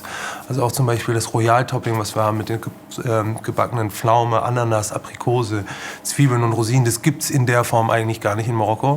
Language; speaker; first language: German; early bilingual, other home language; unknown